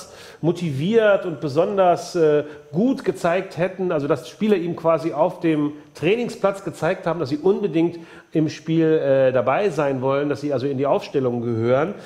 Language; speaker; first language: German; native; German